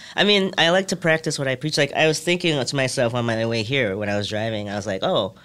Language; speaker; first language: English; early bilingual, other home language; Cantonese